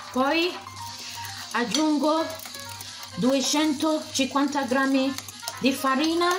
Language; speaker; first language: Italian; non-native, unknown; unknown